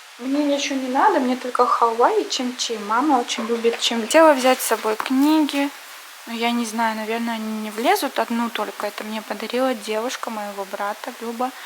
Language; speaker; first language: Russian; native; Russian